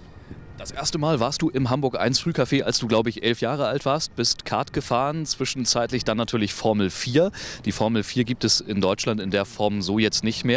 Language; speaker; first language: German; native; German